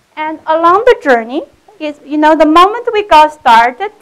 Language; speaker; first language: English; non-native, fluent; Chinese